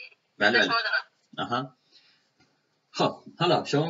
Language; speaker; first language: Persian; native; Persian